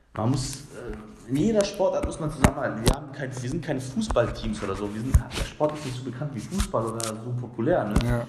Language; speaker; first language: German; early bilingual, other home language; Bosnian